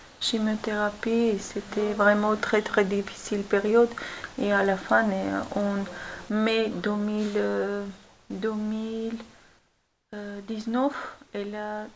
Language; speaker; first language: French; non-native, learner; Armenian